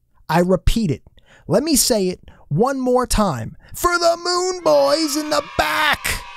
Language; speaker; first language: English; native; English